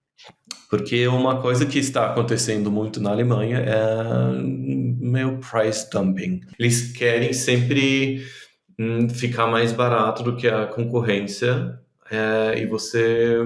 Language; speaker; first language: Portuguese; non-native, fluent; German